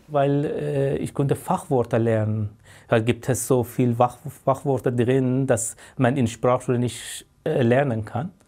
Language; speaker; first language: German; non-native, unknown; Persian